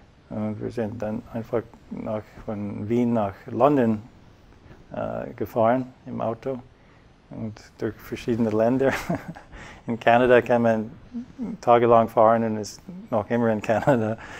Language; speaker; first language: German; non-native, fluent; English